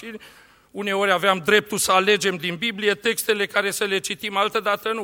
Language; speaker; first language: Romanian; native; Romanian